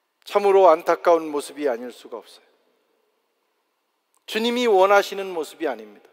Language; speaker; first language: Korean; native; Korean